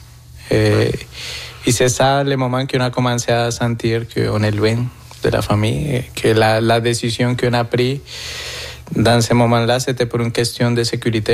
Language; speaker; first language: French; non-native, learner; Spanish